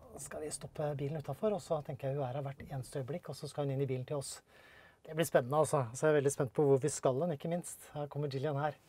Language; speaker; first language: Norwegian; native; Norwegian